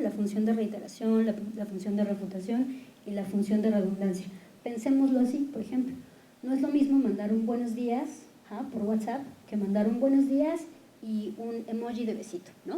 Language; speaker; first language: Spanish; native; Spanish